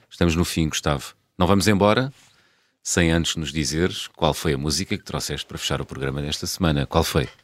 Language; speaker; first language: Portuguese; native; Portuguese